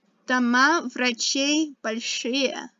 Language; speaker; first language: Russian; non-native, fluent; English